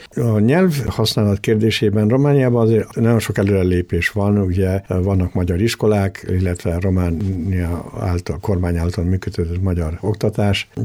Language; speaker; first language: Hungarian; early bilingual, other home language; Spanish